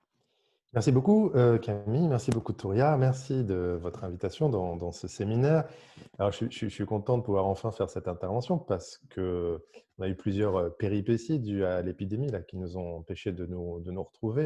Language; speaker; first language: French; native; French